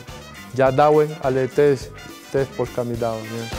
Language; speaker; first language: Polish; non-native, fluent; Spanish